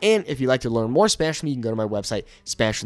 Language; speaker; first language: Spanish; non-native, fluent; English